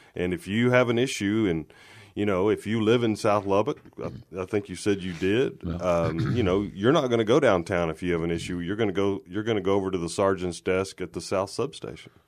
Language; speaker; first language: English; native; English